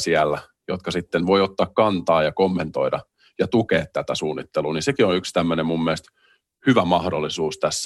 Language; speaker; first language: Finnish; native; Finnish